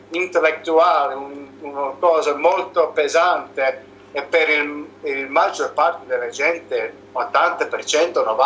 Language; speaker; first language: Italian; non-native, learner; English